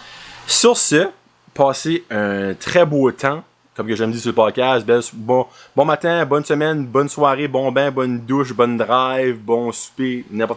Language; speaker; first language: French; native; French